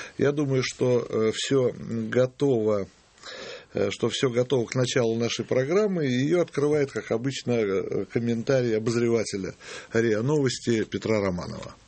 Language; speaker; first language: Russian; native; Russian